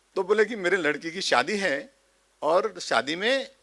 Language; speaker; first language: Hindi; non-native, local second language; Marathi